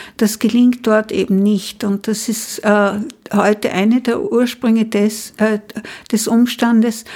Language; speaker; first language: German; native; German